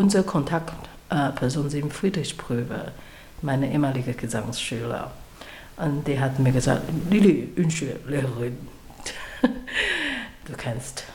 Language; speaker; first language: German; non-native, learner; Chinese